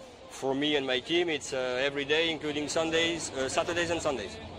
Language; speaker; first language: English; non-native, fluent; French